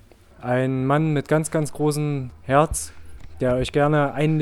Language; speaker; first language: German; native; German